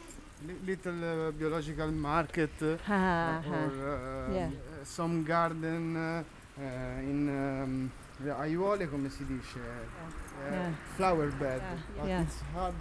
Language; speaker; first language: English; non-native, learner; Italian